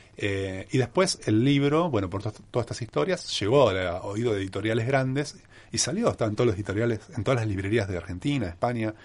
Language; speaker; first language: Spanish; native; Spanish